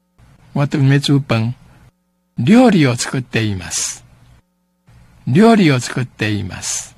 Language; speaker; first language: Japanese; non-native, fluent; Min Nan Chinese